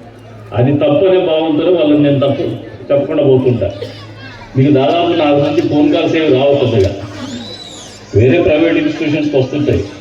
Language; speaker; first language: Telugu; native; Telugu